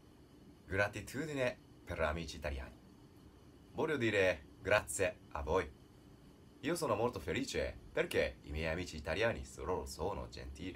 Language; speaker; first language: Italian; non-native, learner; Japanese